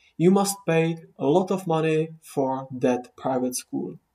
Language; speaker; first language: English; non-native, fluent; Czech